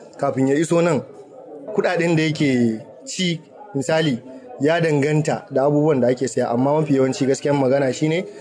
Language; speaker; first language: Hausa; native; Hausa